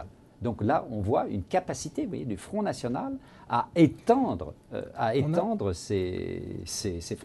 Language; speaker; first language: French; native; French